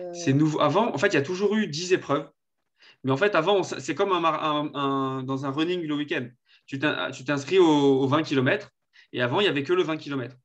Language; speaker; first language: French; native; French